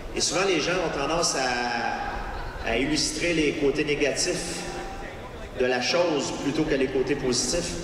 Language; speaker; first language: French; native; French